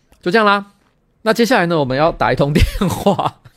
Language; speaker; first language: Chinese; native; Chinese